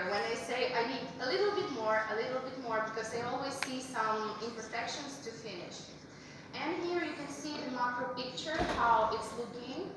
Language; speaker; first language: English; non-native, fluent; Russian